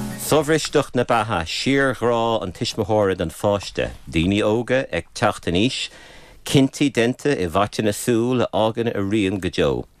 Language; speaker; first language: Irish; native; Irish